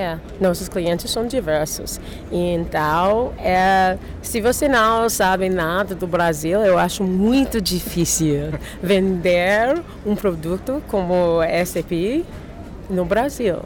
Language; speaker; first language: Portuguese; non-native, learner; English